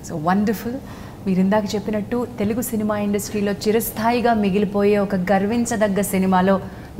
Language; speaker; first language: Telugu; native; Telugu